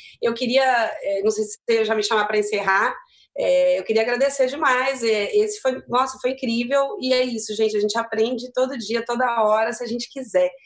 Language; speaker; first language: Portuguese; native; Portuguese